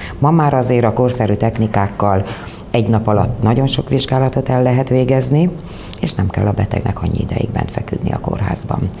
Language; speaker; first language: Hungarian; native; Hungarian